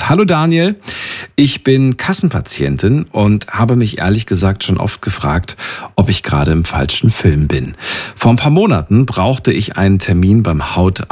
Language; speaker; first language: German; native; German